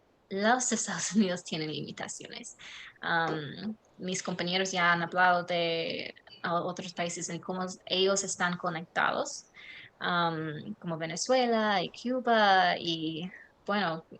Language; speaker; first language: Spanish; non-native, learner; English